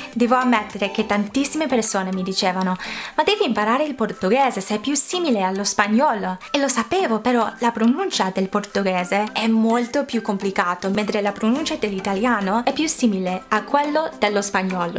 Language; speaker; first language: Italian; non-native, fluent; English